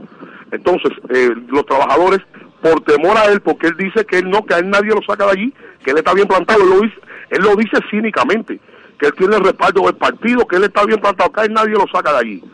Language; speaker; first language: Spanish; native; Spanish